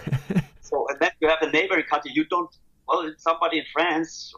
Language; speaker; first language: English; non-native, fluent; German